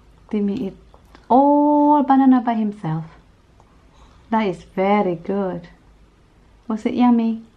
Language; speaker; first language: English; non-native, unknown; Indonesian